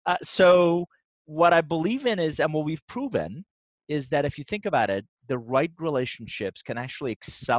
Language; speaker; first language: English; non-native, fluent; Persian